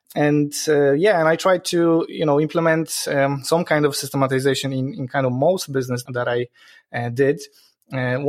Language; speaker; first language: English; non-native, fluent; Polish